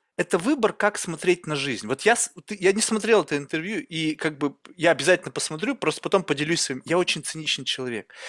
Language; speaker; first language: Russian; native; Russian